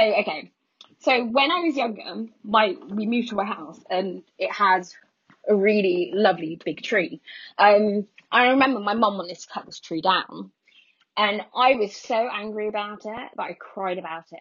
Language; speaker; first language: English; native; English